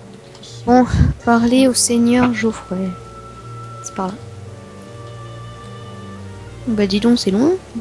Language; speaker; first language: French; native; French